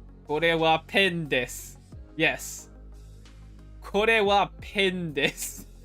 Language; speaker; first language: Japanese; non-native, learner; English